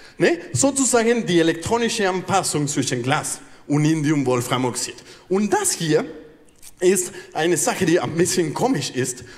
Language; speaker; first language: German; non-native, fluent; Spanish